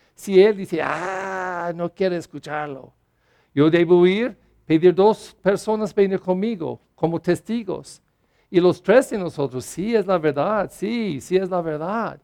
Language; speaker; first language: Spanish; non-native, fluent; English